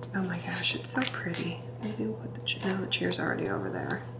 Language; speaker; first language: English; native; English